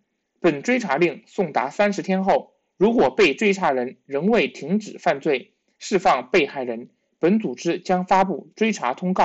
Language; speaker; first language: Chinese; native; Chinese